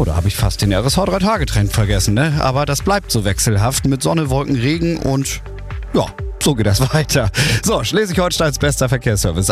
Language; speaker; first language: German; native; German